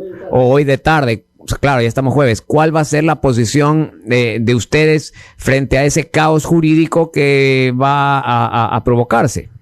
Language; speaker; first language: Spanish; native; Spanish